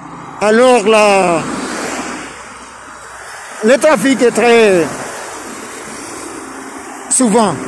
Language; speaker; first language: French; non-native, fluent; Spanish